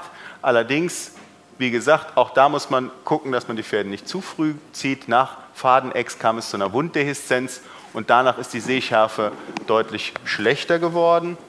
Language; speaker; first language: German; native; German